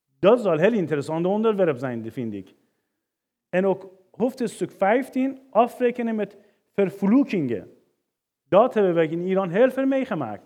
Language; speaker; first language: Dutch; non-native, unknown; Persian